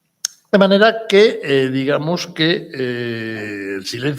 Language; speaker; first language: Spanish; native; Spanish